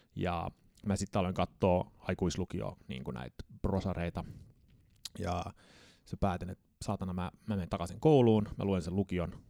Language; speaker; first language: Finnish; early bilingual, heritage; Finnish